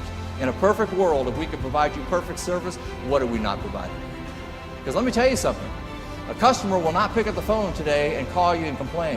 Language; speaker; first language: English; native; English